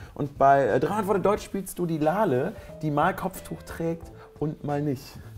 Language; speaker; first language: German; native; German